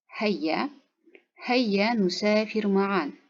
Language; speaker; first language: Arabic; non-native, learner; Kazakh